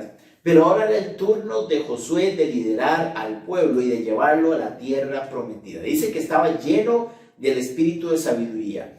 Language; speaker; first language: Spanish; native; Spanish